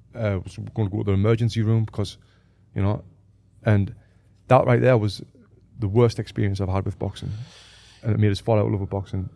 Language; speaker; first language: English; native; English